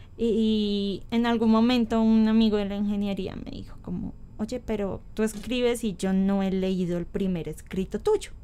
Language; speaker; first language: Spanish; native; Spanish